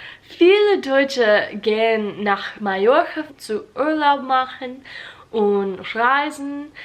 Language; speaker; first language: German; non-native, learner; English